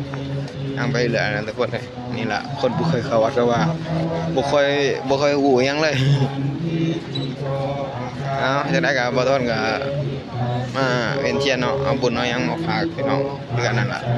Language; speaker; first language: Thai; non-native, local second language; Lao